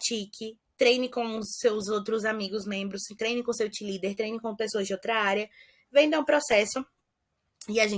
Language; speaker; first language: Portuguese; native; Portuguese